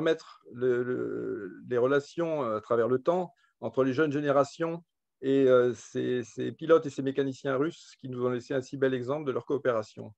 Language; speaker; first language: French; native; French